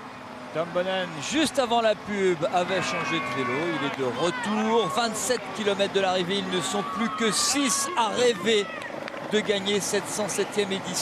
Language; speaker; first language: French; native; French